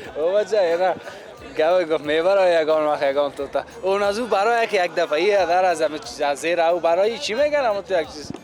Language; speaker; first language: Persian; native; Persian